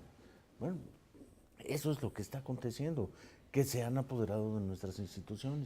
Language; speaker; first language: Spanish; native; Spanish